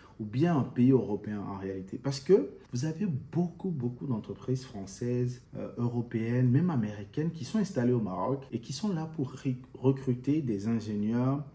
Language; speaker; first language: French; non-native, local second language; Fon